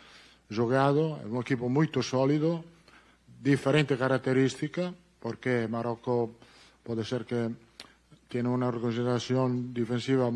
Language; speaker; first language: Portuguese; non-native, fluent; Italian